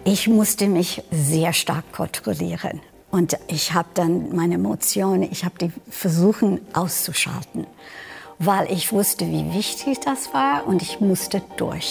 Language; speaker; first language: German; non-native, fluent; English